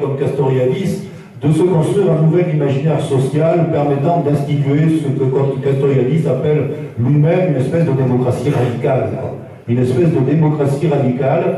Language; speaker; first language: French; native; French